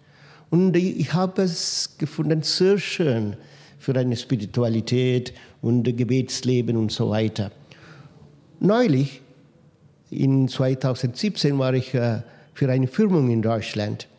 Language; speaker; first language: German; non-native, fluent; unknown